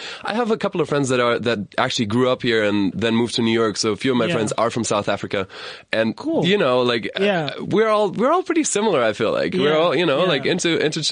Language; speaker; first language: English; non-native, fluent; German